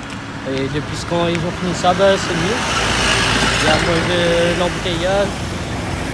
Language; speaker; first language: French; non-native, local second language; Réunion Creole French